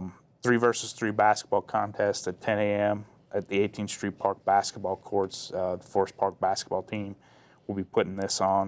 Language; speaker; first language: English; native; English